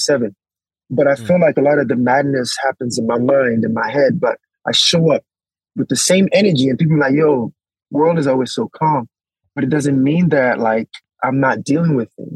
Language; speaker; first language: English; non-native, local second language; Yoruba